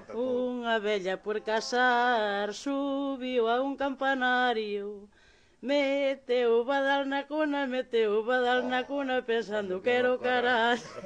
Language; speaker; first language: Galician; native; Galician